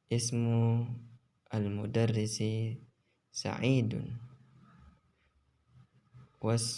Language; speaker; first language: Arabic; non-native, fluent; Indonesian